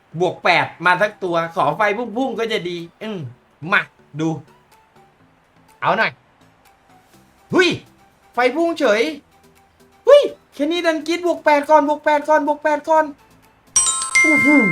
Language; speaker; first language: Thai; native; Thai